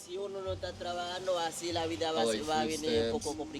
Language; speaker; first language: Spanish; non-native, fluent; Haitian Creole